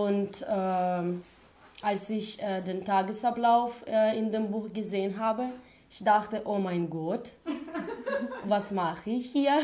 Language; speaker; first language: German; non-native, fluent; Russian